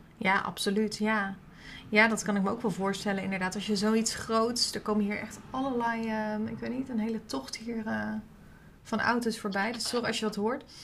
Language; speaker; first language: Dutch; native; Dutch